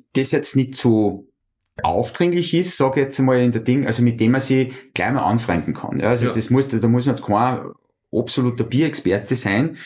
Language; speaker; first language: German; native; German